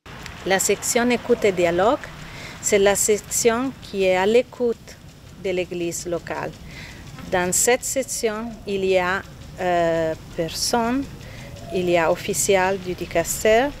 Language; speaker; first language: French; non-native, fluent; Italian